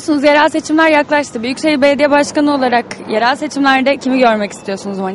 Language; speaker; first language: Turkish; native; Turkish